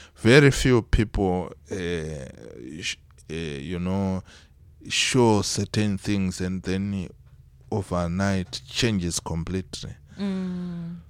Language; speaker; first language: English; non-native, local second language; Shona